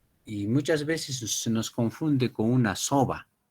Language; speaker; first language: Spanish; native; Spanish